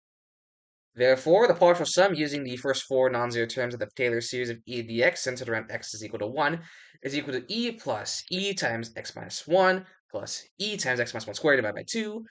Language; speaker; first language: English; native; English